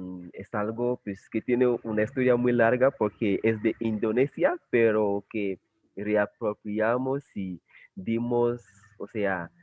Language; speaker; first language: Spanish; non-native, fluent; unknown